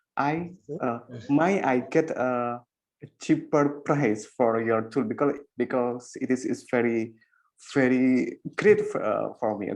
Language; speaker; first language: English; non-native, learner; Indonesian